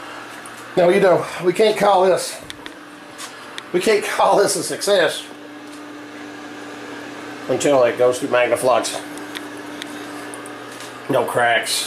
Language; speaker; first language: English; native; English